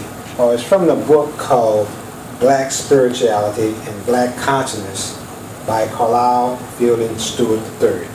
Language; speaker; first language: English; native; English